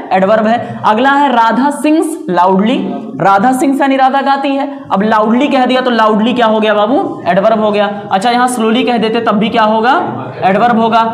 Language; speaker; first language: Hindi; native; Hindi